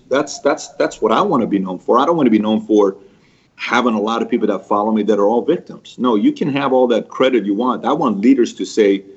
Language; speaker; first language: English; early bilingual, other home language; Persian